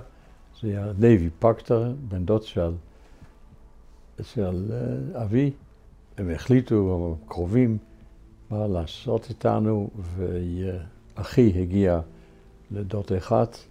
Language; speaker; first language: Hebrew; non-native, fluent; Dutch